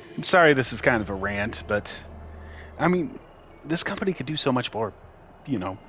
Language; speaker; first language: English; native; English